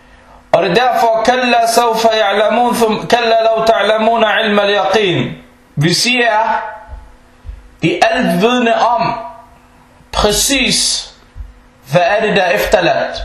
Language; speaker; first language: Danish; early bilingual, other home language; Arabic